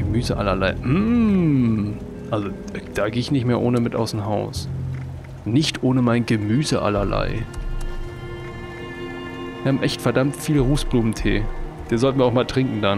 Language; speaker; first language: German; native; German